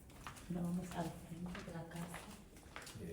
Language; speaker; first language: Spanish; native; Spanish